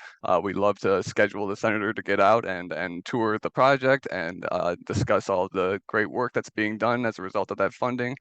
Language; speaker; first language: English; native; English